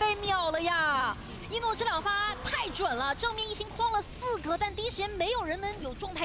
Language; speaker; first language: Chinese; native; Chinese